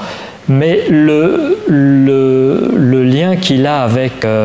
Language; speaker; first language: French; native; French